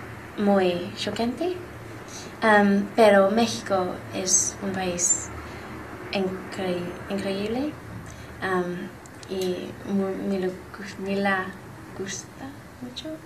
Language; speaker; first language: Spanish; non-native, learner; English